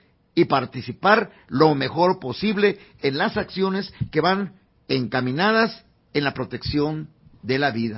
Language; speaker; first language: Spanish; native; Spanish